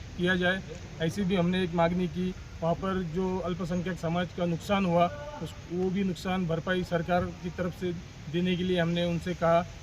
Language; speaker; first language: Hindi; native; Hindi